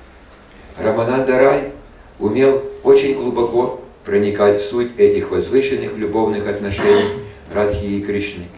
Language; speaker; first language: Russian; native; Russian